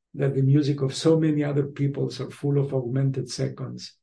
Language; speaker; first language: English; non-native, fluent; Spanish